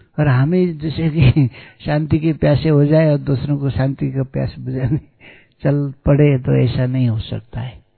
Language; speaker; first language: Hindi; native; Hindi